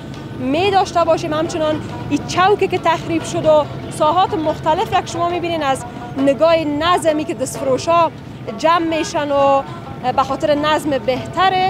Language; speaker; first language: Persian; native; Persian